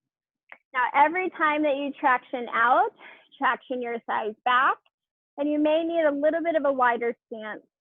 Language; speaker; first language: English; native; English